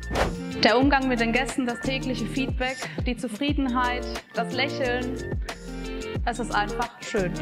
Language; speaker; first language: German; native; German